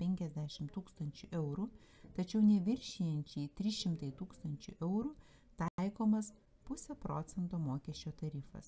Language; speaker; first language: Lithuanian; native; Lithuanian